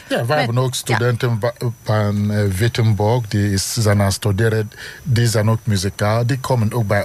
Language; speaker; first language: Dutch; non-native, learner; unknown